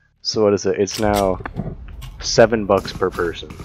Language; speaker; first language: English; native; English